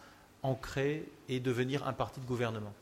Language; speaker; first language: French; native; French